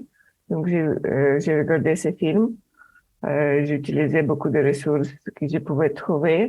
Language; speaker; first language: French; non-native, fluent; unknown